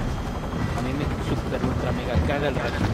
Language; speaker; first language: Spanish; early bilingual, other home language; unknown